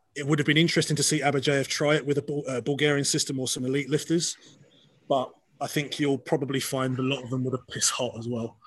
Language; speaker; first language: English; native; English